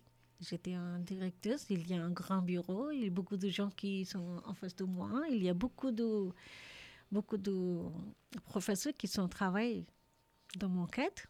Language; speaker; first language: French; non-native, learner; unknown